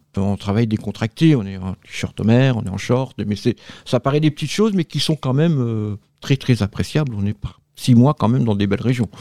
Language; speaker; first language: French; native; French